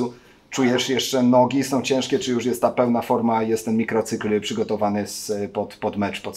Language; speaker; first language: Polish; native; Polish